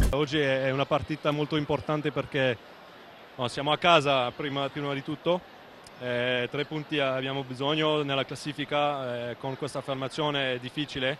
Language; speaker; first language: Italian; non-native, fluent; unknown